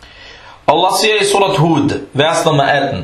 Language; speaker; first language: Danish; early bilingual, other home language; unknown